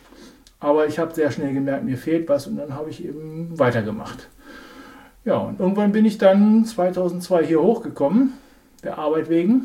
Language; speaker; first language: German; native; German